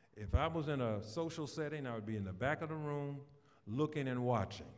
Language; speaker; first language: English; native; English